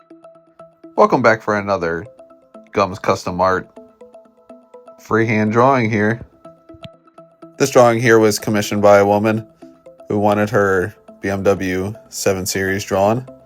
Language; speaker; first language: English; native; English